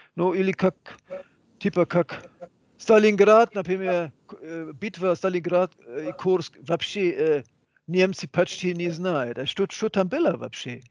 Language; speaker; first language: Russian; non-native, fluent; German